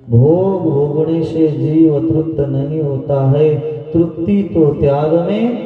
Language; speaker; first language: Hindi; non-native, local second language; Marathi